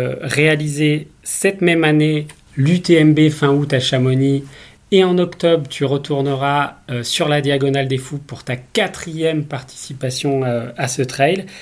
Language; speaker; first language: French; native; French